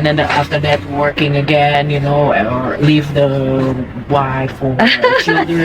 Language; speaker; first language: English; non-native, fluent; Indonesian